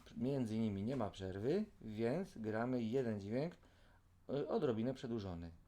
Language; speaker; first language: Polish; native; Polish